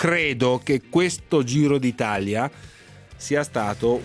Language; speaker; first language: Italian; native; Italian